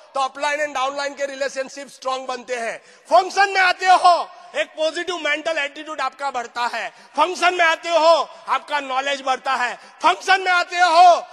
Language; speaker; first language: Hindi; non-native, local second language; Gujarati